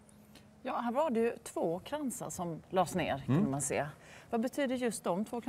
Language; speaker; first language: Swedish; native; Swedish